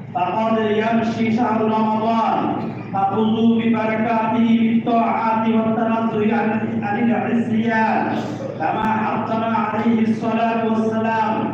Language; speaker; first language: Arabic; non-native, fluent; Bangla